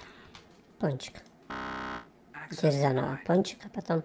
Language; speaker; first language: Russian; native; Russian